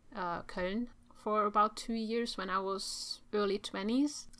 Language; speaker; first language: English; non-native, fluent; Czech